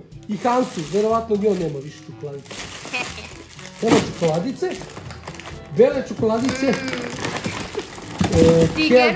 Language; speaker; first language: Croatian; native; Croatian